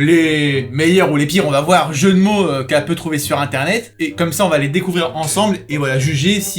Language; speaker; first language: French; native; French